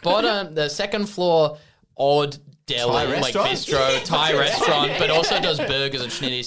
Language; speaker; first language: English; native; English